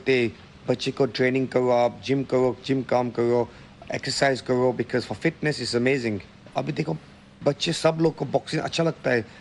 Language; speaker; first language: Hindi; early bilingual, heritage; Hindi